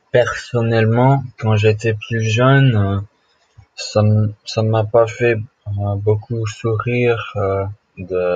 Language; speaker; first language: French; non-native, learner; English